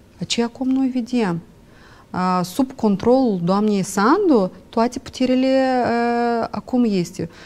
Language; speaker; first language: Romanian; non-native, local second language; Russian